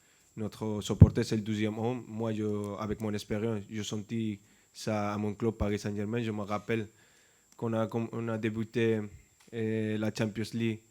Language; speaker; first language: French; non-native, fluent; Spanish